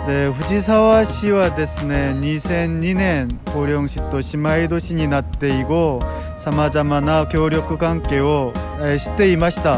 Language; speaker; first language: Japanese; non-native, fluent; Korean